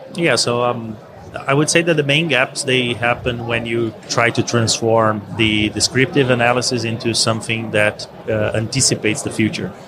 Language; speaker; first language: English; non-native, fluent; Portuguese